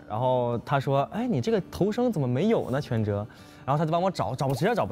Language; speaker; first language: Chinese; native; Chinese